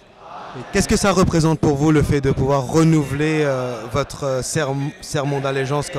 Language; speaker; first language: French; native; French